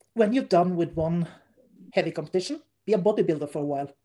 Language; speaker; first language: English; non-native, fluent; Norwegian